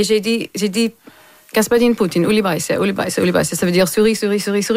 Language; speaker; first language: French; non-native, local second language; English